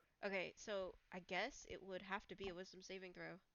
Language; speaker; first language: English; native; English